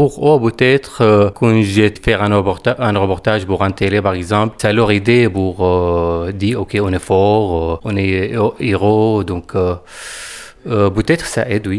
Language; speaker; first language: French; non-native, fluent; Arabic